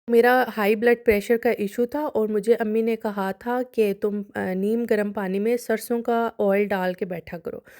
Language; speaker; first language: Urdu; non-native, local second language; Punjabi